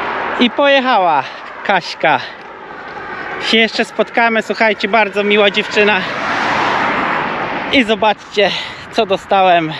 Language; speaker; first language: Polish; native; Polish